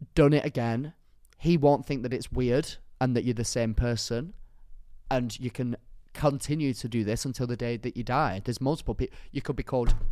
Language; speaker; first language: English; native; English